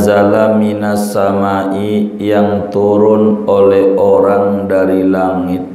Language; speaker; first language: Indonesian; native; Indonesian